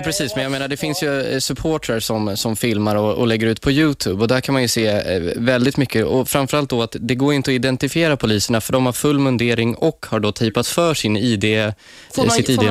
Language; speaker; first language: Swedish; native; Swedish